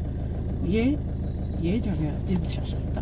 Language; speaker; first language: Hindi; non-native, learner; English